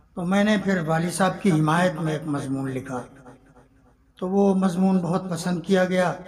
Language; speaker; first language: Urdu; native; Urdu